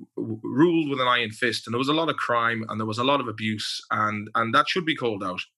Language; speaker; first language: English; native; English